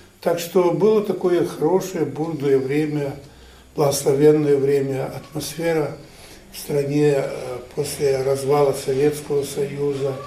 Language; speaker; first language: Russian; non-native, fluent; Ukrainian